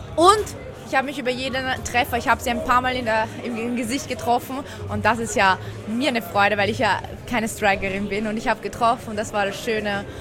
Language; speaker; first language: German; early bilingual, other home language; Persian